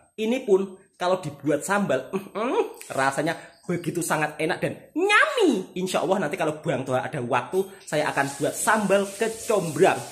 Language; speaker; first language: Indonesian; native; Indonesian